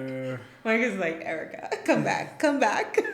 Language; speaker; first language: English; native; English